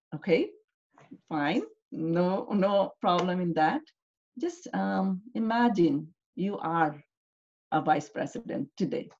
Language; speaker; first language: English; non-native, local second language; Bangla